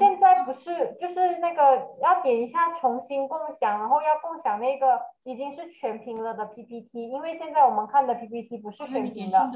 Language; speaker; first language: Chinese; native; Chinese